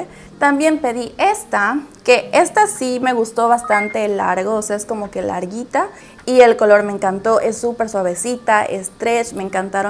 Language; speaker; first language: Spanish; native; Spanish